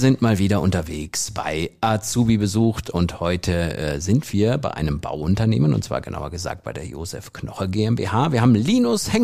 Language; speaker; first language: German; native; German